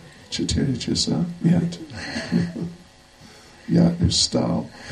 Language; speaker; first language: Russian; non-native, learner; English